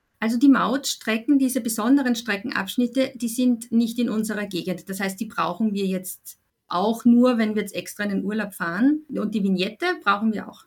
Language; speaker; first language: German; native; German